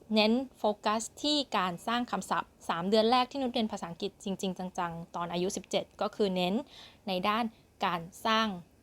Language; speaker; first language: Thai; native; Thai